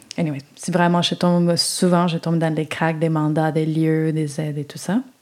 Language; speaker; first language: French; non-native, fluent; Spanish